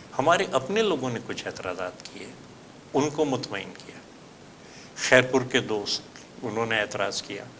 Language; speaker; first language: Urdu; native; Urdu